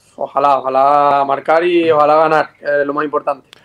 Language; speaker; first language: Spanish; native; Spanish